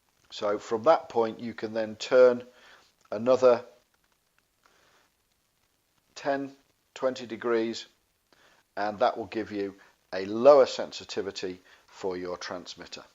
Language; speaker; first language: English; native; English